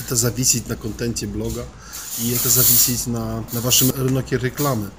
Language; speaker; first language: Russian; non-native, learner; Polish